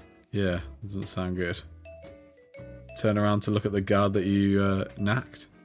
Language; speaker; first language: English; native; English